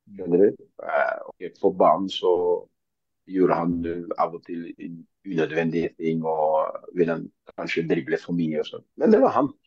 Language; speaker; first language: Norwegian; early bilingual, other home language; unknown